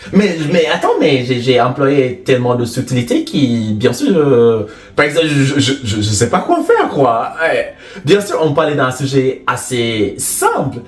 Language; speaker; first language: French; non-native, fluent; English